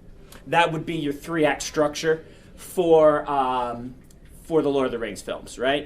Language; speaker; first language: English; native; English